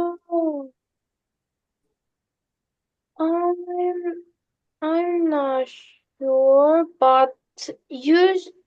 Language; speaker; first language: English; non-native, learner; Korean